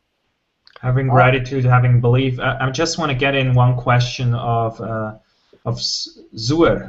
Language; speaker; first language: English; non-native, fluent; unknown